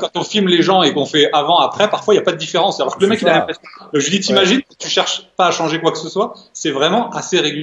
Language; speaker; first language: French; native; French